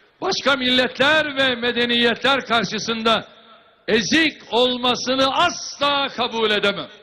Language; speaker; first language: Turkish; native; Turkish